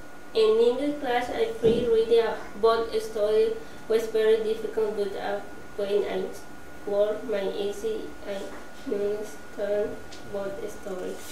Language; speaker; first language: English; non-native, learner; Spanish